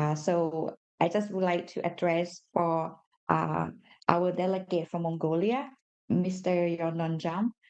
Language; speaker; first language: English; non-native, learner; Thai